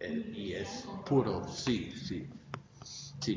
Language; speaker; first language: Spanish; non-native, fluent; English